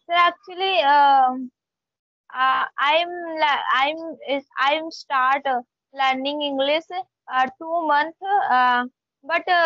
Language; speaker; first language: English; non-native, learner; Hindi